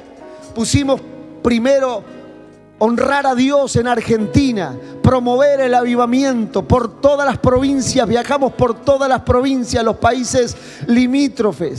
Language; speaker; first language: Spanish; native; Spanish